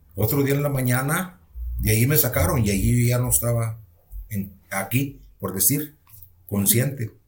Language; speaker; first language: Spanish; native; Spanish